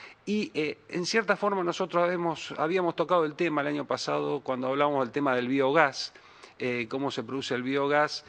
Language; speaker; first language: Spanish; native; Spanish